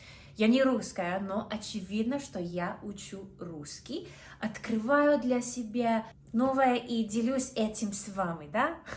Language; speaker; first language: Russian; non-native, fluent; English